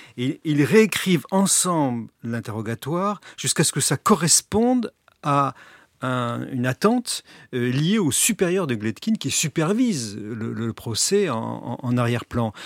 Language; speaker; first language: French; native; French